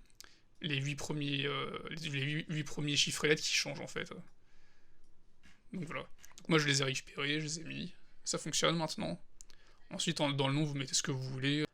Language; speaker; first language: French; native; French